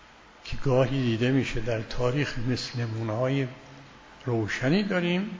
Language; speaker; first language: Persian; native; Persian